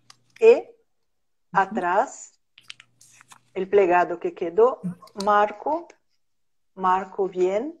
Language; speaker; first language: Spanish; non-native, fluent; Portuguese